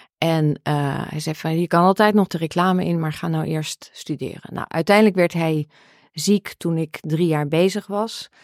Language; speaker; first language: Dutch; early bilingual, heritage; Dutch